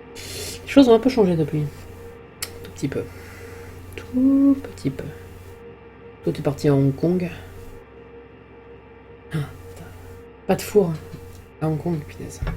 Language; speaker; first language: French; native; French